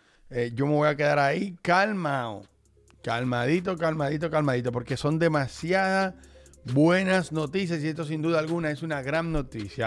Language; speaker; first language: Spanish; native; Spanish